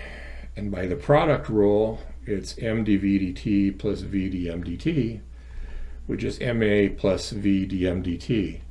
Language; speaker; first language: English; native; English